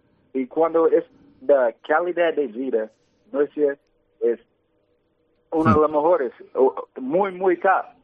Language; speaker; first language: Spanish; early bilingual, heritage; English